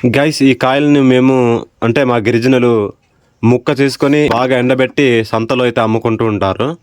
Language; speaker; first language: Telugu; non-native, local second language; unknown